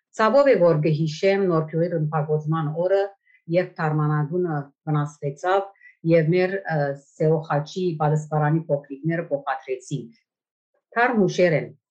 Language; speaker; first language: Armenian; native; Armenian